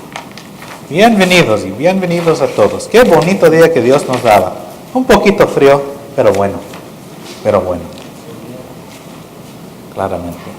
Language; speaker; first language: Spanish; non-native, learner; English